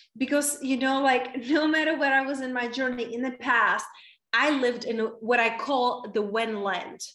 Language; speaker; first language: English; non-native, fluent; Czech